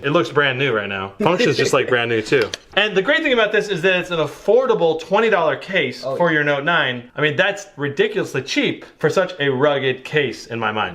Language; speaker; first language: English; native; English